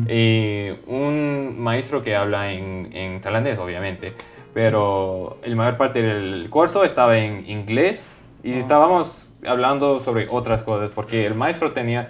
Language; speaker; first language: Spanish; non-native, fluent; English